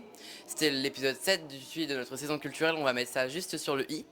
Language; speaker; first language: French; native; French